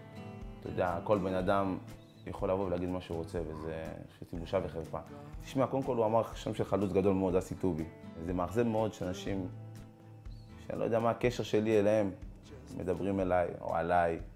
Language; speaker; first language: Hebrew; native; Hebrew